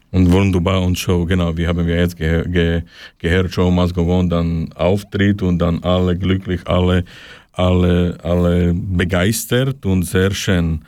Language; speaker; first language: German; non-native, learner; Slovak